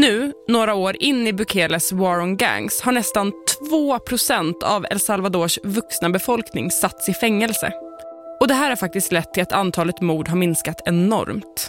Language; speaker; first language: Swedish; native; Swedish